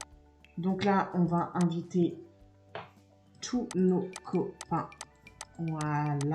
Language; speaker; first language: French; native; French